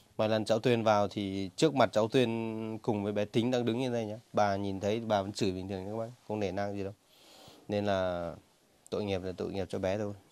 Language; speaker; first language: Vietnamese; non-native, local second language; Hmong